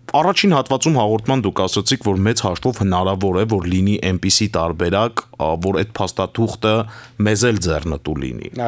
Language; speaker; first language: Armenian; native; Armenian